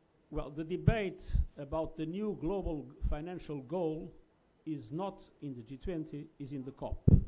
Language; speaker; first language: English; non-native, fluent; Portuguese